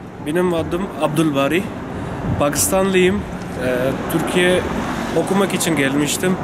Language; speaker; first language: Turkish; non-native, fluent; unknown